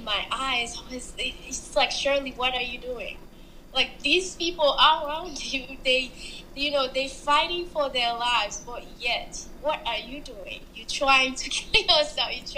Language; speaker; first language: English; non-native, fluent; Haitian Creole